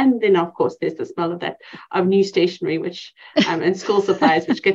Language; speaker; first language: English; native; English